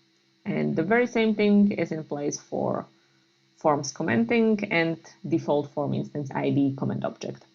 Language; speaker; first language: English; non-native, fluent; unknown